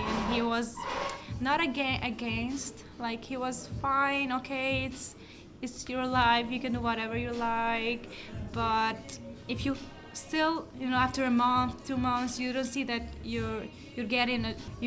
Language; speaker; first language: English; non-native, fluent; Albanian